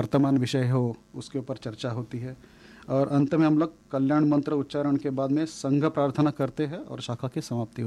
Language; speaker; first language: Hindi; non-native, local second language; Marathi